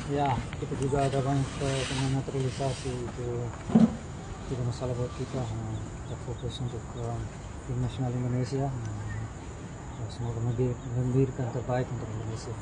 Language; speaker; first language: Indonesian; non-native, fluent; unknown